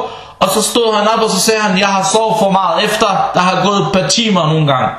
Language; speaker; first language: Danish; early bilingual, other home language; Arabic